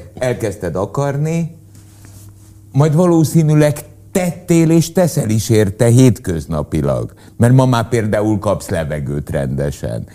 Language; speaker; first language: Hungarian; native; Hungarian